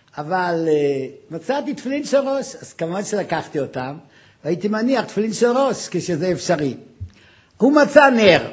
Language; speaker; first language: Hebrew; non-native, fluent; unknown